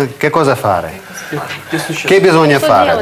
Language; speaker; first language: Italian; non-native, fluent; Russian